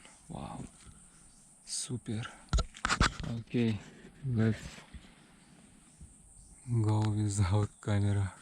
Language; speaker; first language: English; non-native, learner; Russian